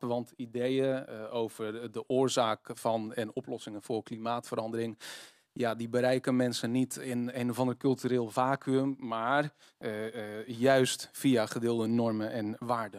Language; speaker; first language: Dutch; native; Dutch